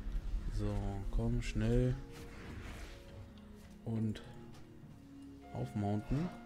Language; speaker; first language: German; native; German